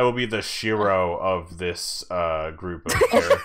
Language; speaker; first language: English; native; English